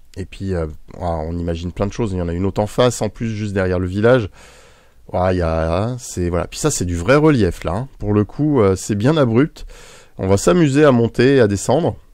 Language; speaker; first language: French; native; French